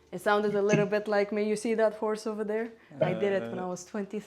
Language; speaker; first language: English; non-native, fluent; Romanian